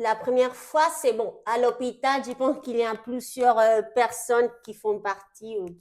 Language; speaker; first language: French; native; French